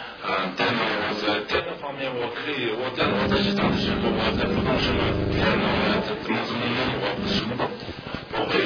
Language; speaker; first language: Chinese; non-native, local second language; Tibetan